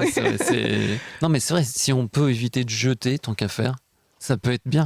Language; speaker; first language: French; native; French